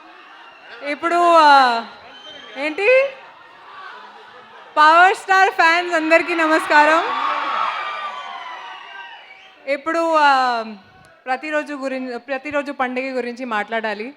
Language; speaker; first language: Telugu; non-native, fluent; Hindi